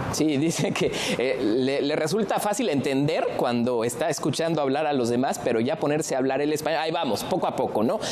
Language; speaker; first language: Spanish; native; Spanish